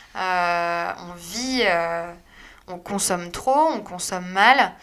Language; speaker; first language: French; native; French